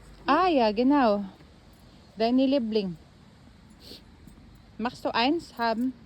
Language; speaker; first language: German; non-native, learner; Filipino